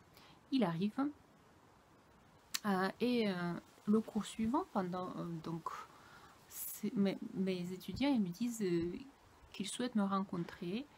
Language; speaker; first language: French; non-native, fluent; Russian